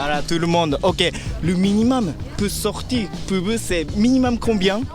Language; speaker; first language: French; non-native, learner; Japanese